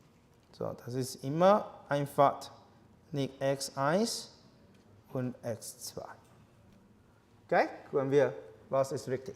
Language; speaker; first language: German; non-native, learner; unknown